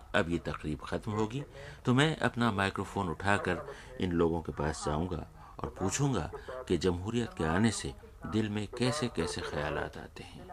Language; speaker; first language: Urdu; native; Urdu